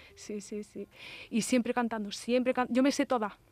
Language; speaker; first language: Spanish; native; Spanish